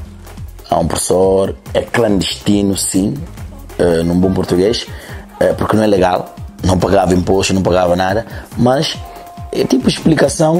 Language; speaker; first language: Portuguese; non-native, local second language; Upper Guinea Crioulo